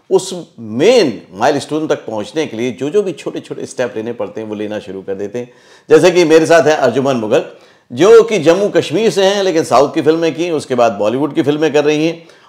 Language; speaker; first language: Hindi; native; Hindi